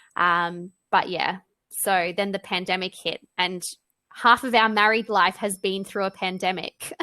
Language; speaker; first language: English; native; English